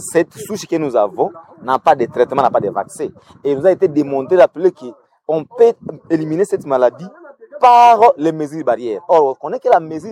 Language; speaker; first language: French; non-native, local second language; Nande